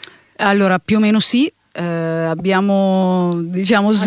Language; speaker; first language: Italian; native; Italian